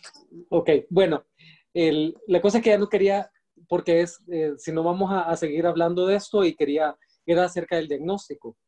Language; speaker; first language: Spanish; native; Spanish